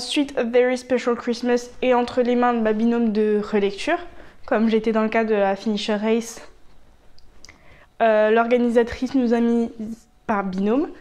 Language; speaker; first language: French; native; French